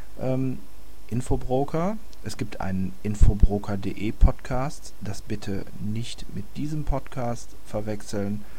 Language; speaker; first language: German; native; German